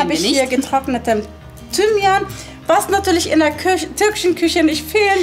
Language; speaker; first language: German; early bilingual, other home language; Turkish